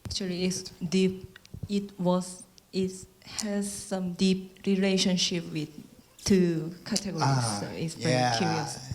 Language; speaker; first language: English; non-native, learner; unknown